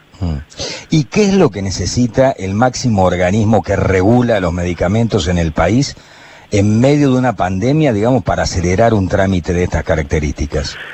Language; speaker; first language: Spanish; native; Spanish